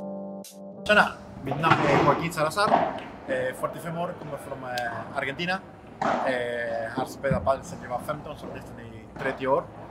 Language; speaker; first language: Swedish; non-native, fluent; Spanish